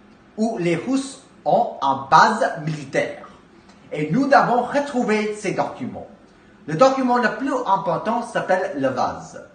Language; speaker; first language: French; non-native, learner; English